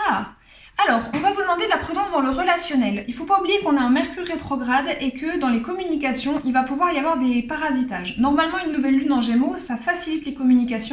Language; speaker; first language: French; native; French